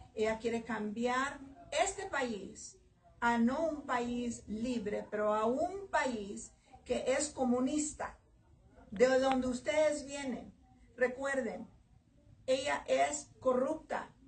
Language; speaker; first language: Spanish; early bilingual, heritage; Spanish